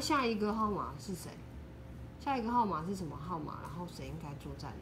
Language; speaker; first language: Chinese; native; Chinese